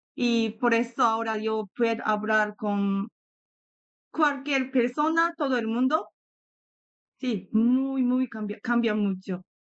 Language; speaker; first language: Spanish; non-native, learner; Japanese